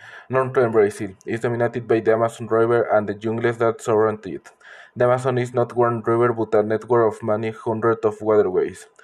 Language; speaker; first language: English; non-native, learner; Spanish